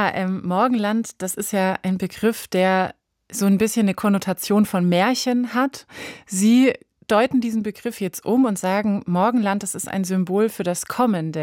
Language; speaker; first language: German; native; German